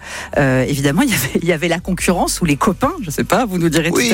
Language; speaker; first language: French; native; French